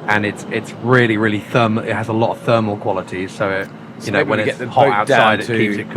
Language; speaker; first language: English; native; English